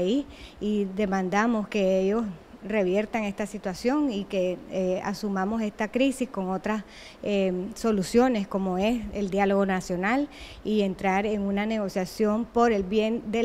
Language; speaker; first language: Spanish; native; Spanish